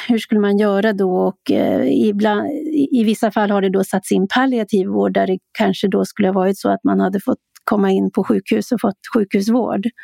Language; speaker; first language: Swedish; native; Swedish